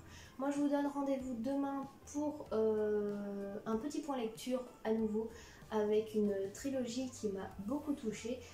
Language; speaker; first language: French; native; French